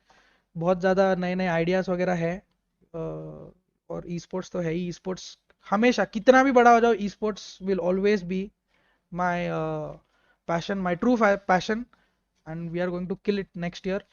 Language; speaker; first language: Hindi; native; Hindi